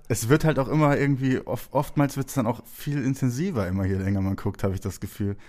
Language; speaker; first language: German; native; German